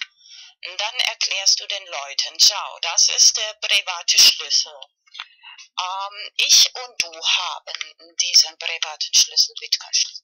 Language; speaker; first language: German; non-native, fluent; Spanish